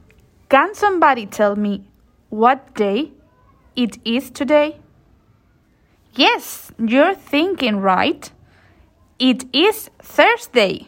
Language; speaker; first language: English; non-native, fluent; Spanish